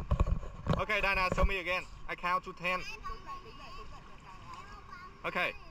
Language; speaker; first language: English; non-native, learner; Vietnamese